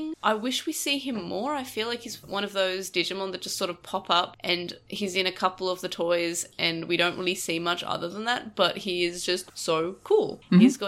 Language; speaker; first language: English; native; English